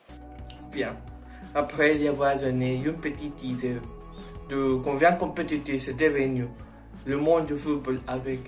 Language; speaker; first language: French; non-native, learner; Spanish